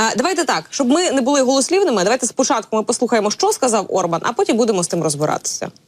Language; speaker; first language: Ukrainian; native; Ukrainian